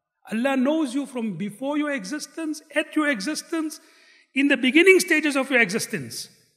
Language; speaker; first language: English; non-native, local second language; Gujarati